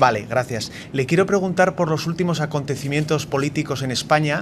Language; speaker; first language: Spanish; native; Spanish